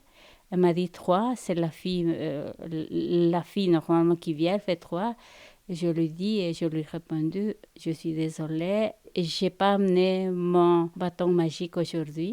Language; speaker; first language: French; non-native, fluent; Spanish